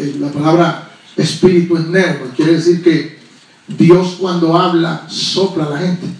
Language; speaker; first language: Spanish; native; Spanish